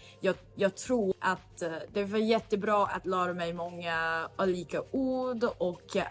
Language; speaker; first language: Swedish; non-native, fluent; English